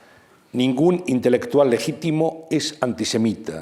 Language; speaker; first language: Spanish; native; Spanish